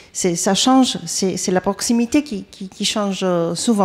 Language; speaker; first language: French; non-native, fluent; Greek